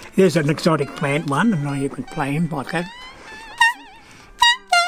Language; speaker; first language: English; native; English